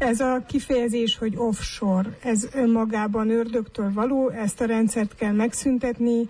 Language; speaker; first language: Hungarian; native; Hungarian